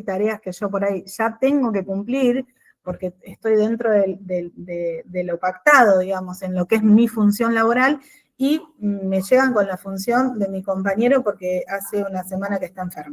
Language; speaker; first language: Spanish; native; Spanish